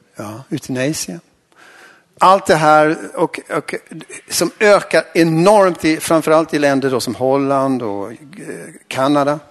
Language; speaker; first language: Swedish; native; Swedish